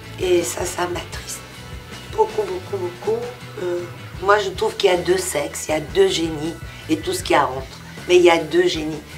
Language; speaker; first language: French; early bilingual, other home language; Portuguese